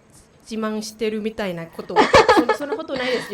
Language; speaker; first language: Japanese; non-native, learner; Thai